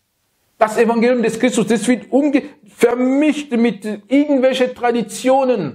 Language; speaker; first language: German; non-native, learner; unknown